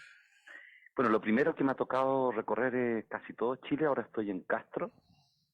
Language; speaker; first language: Spanish; native; Spanish